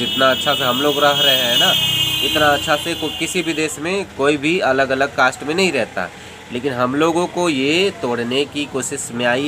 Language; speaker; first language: Hindi; native; Hindi